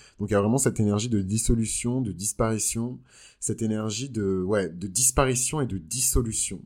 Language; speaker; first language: French; native; French